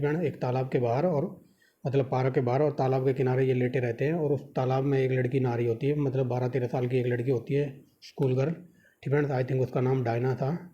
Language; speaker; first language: Hindi; native; Hindi